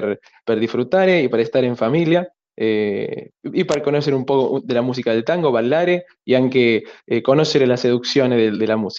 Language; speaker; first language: Italian; non-native, learner; Spanish